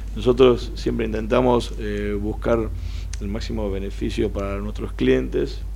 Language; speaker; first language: Spanish; native; Spanish